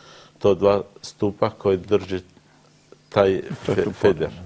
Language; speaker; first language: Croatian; non-native, learner; Arabic